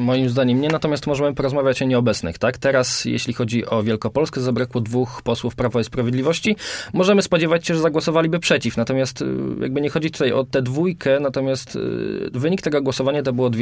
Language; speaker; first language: Polish; native; Polish